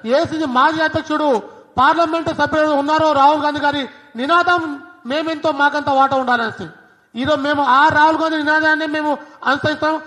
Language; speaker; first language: Telugu; non-native, local second language; Lambadi